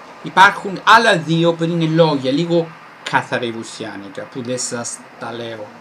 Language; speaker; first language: Greek; non-native, fluent; Italian